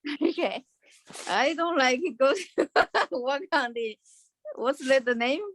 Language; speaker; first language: English; non-native, learner; Chinese